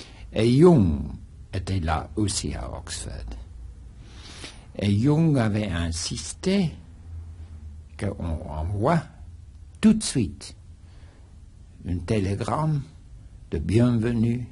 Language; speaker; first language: French; non-native, fluent; English